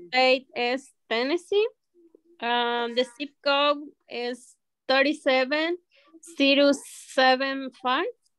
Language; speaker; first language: English; non-native, learner; Spanish